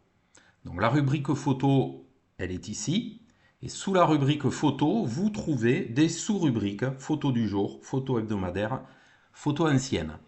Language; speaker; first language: French; native; French